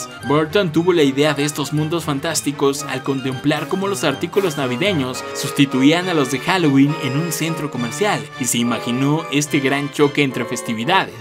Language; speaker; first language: Spanish; native; Spanish